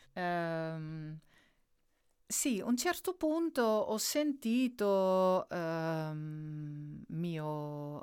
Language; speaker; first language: Italian; non-native, fluent; Dutch